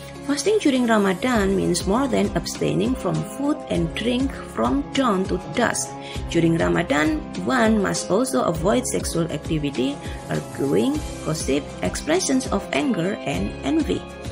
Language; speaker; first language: English; non-native, fluent; Indonesian